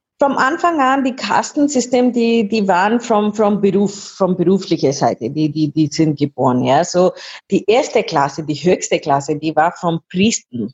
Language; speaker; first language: German; non-native, learner; Hindi